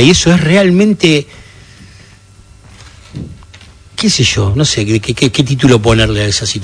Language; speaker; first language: Spanish; native; Spanish